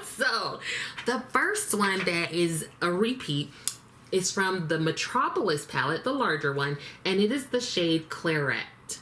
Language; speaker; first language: English; native; English